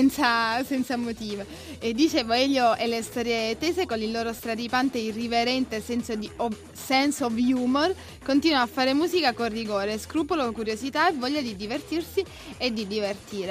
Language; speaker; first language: Italian; native; Italian